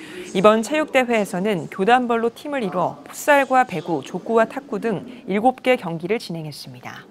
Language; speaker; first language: Korean; native; Korean